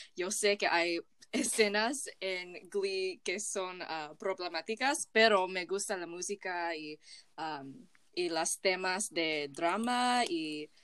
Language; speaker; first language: Spanish; non-native, learner; English